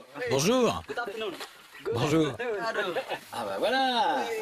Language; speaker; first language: French; native; French